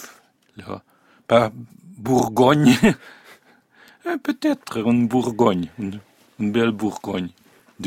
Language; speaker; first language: French; non-native, fluent; Hungarian